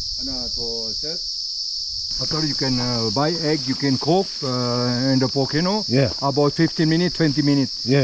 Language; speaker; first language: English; non-native, learner; Indonesian